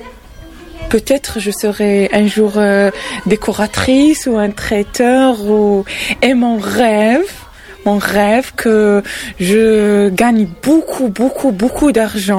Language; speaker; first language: French; non-native, local second language; Arabic